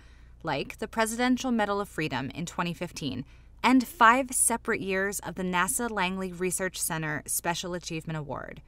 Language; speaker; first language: English; native; English